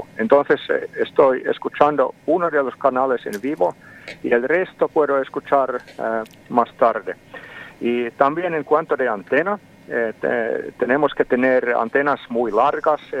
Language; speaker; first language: Spanish; non-native, fluent; Finnish